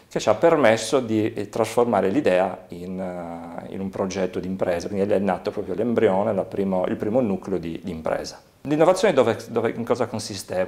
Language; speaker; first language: Italian; native; Italian